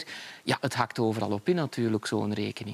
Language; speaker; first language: Dutch; native; Dutch